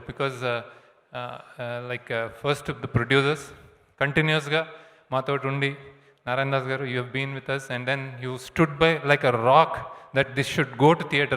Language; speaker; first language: Telugu; native; Telugu